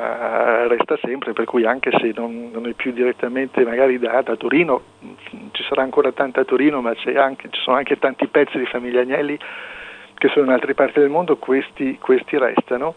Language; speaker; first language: Italian; native; Italian